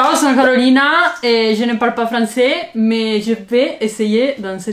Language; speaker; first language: French; non-native, learner; Italian